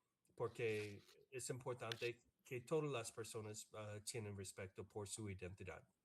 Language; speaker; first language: Spanish; non-native, fluent; English